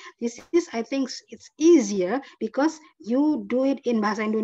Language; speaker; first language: English; non-native, fluent; Indonesian